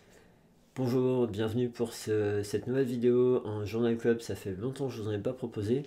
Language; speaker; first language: French; native; French